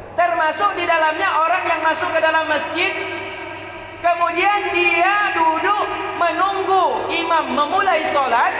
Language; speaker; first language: Malay; non-native, local second language; Achinese